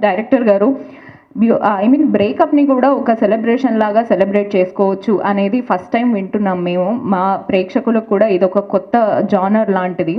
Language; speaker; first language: Telugu; native; Telugu